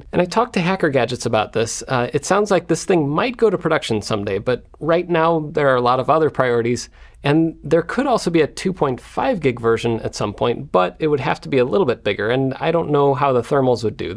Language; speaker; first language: English; native; English